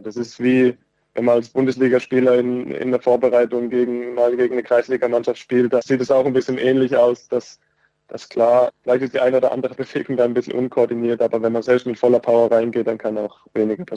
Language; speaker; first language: German; native; German